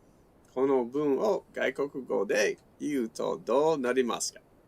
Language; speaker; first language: Japanese; non-native, learner; English